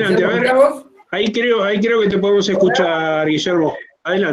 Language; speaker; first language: Spanish; native; Spanish